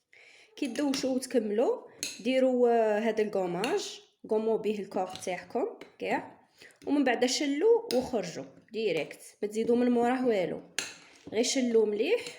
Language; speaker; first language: Arabic; native; Arabic